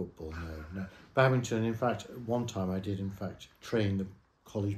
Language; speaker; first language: English; native; English